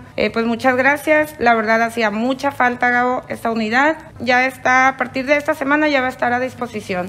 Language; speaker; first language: Spanish; native; Spanish